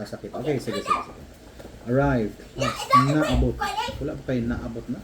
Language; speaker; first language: Cebuano; native; Cebuano